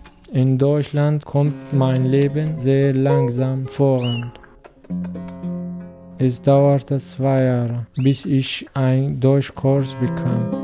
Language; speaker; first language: German; non-native, learner; Arabic